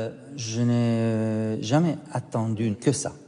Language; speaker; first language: French; non-native, fluent; Arabic